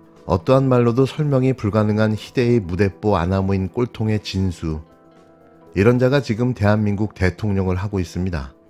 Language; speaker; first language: Korean; native; Korean